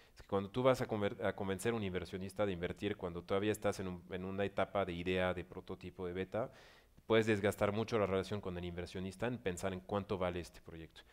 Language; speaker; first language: Spanish; non-native, fluent; French